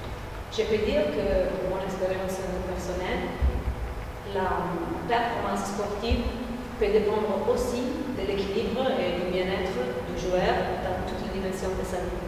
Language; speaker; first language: French; non-native, fluent; Italian